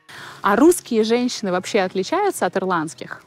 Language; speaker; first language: Russian; native; Russian